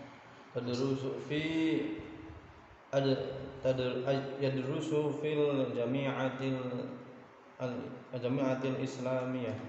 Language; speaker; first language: Arabic; non-native, learner; Indonesian